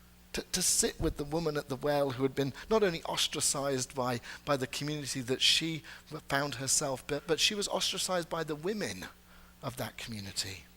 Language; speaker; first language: English; native; English